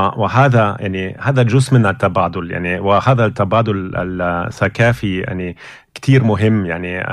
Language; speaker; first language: Arabic; non-native, fluent; German